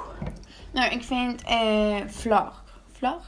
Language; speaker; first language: Dutch; non-native, learner; Spanish